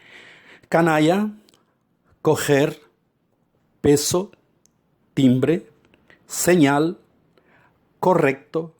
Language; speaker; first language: Spanish; non-native, fluent; Portuguese